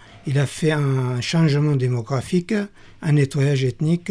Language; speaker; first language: French; non-native, fluent; Kurdish